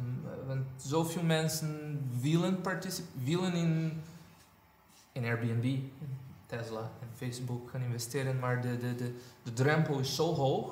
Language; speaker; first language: Dutch; non-native, fluent; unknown